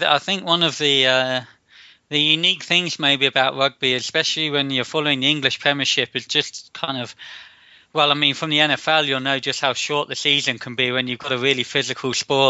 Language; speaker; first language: English; native; English